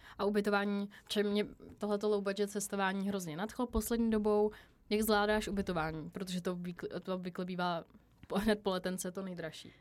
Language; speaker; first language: Czech; native; Czech